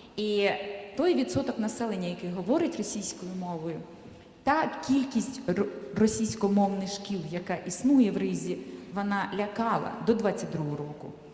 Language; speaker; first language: Ukrainian; native; Ukrainian